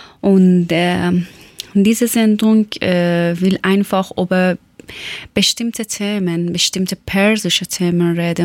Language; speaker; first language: German; non-native, learner; Persian